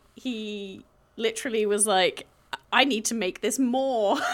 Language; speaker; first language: English; native; English